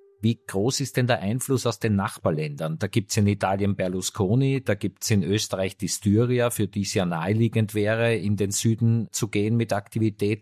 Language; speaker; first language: German; native; German